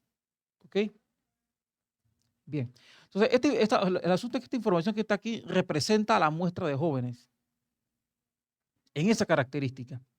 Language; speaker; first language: Spanish; native; Spanish